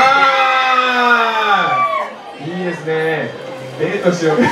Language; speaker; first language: Japanese; native; Japanese